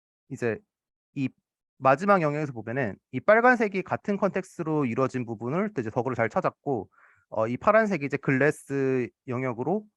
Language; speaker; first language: Korean; native; Korean